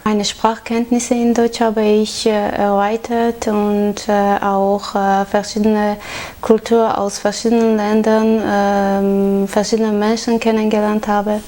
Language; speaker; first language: German; non-native, learner; Armenian